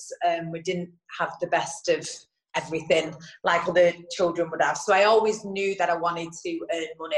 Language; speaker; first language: English; native; English